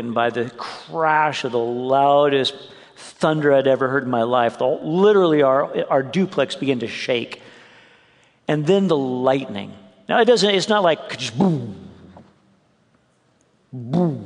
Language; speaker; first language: English; native; English